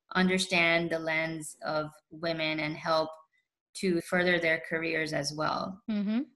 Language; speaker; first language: English; early bilingual, other home language; Urdu